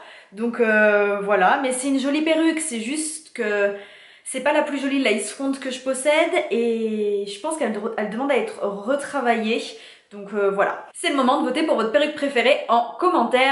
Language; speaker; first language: French; native; French